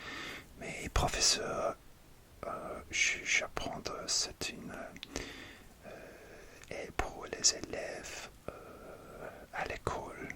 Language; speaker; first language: French; non-native, learner; English